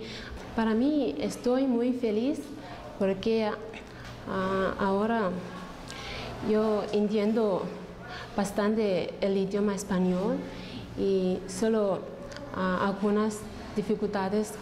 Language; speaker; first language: Spanish; non-native, learner; English